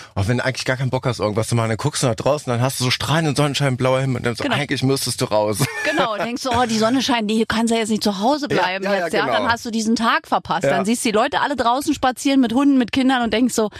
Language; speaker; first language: German; native; German